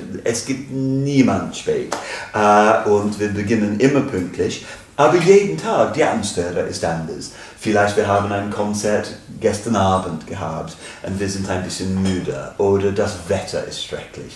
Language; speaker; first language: German; non-native, fluent; English